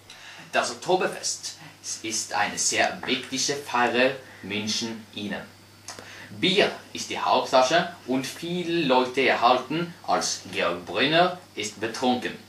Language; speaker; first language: German; non-native, learner; Norwegian